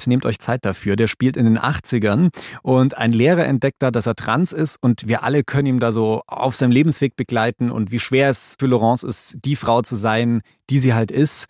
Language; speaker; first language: German; native; German